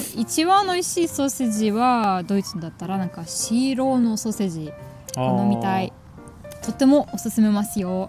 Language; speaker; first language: Japanese; non-native, learner; German